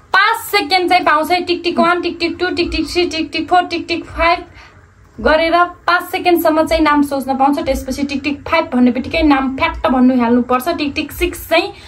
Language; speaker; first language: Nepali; non-native, local second language; Dangaura Tharu